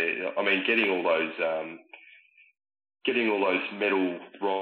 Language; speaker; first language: English; native; English